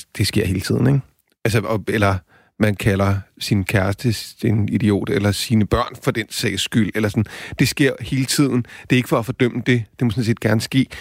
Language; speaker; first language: Danish; native; Danish